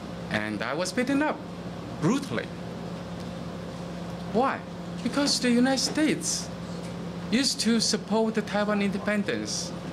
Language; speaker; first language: English; non-native, fluent; Chinese